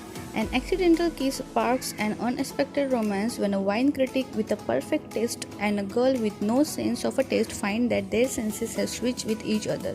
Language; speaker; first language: English; non-native, fluent; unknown